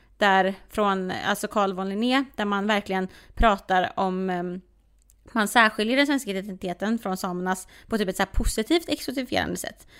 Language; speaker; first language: Swedish; native; Swedish